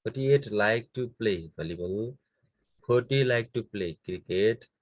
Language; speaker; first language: English; non-native, local second language; Nepali